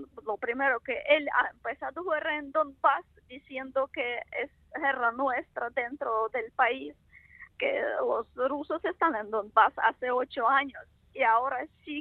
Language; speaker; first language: Spanish; non-native, fluent; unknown